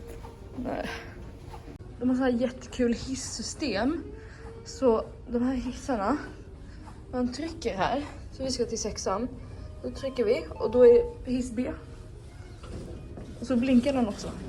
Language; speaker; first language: Swedish; early bilingual, heritage; Swedish